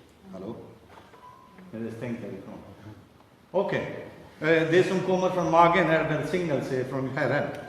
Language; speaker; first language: Swedish; non-native, fluent; Urdu